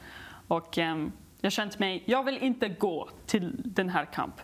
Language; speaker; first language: Swedish; non-native, learner; English